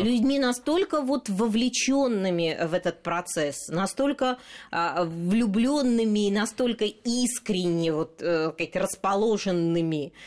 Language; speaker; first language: Russian; native; Russian